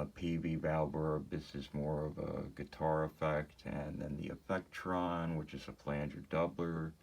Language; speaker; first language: English; native; English